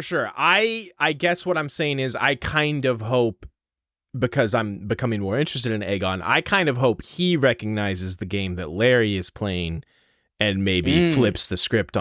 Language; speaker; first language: English; native; English